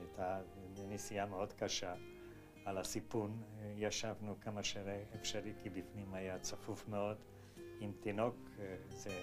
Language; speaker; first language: Hebrew; non-native, fluent; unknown